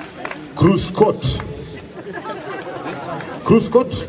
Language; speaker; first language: German; non-native, fluent; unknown